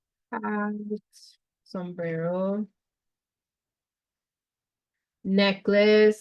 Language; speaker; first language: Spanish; non-native, fluent; English